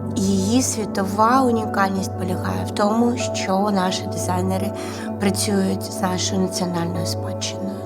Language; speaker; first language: Ukrainian; non-native, local second language; Russian